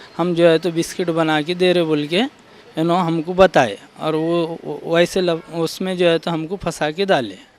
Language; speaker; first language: Hindi; non-native, local second language; Marathi